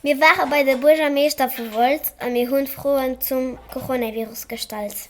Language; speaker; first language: German; non-native, local second language; Luxembourgish